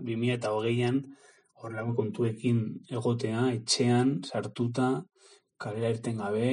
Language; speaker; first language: Basque; non-native, learner; Spanish